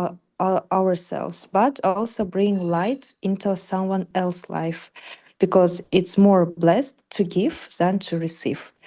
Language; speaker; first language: English; non-native, learner; Russian